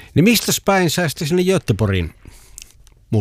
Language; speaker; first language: Finnish; native; Finnish